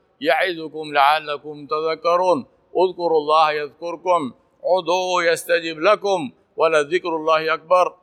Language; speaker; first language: Arabic; non-native, fluent; Urdu